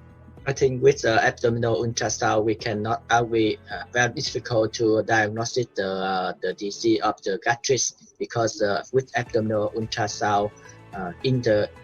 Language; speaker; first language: English; non-native, learner; Vietnamese